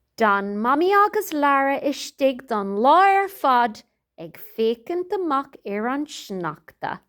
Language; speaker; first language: Irish; non-native, local second language; English